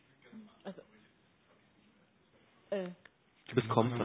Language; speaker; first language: German; native; German